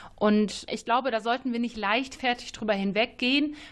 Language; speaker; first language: German; native; German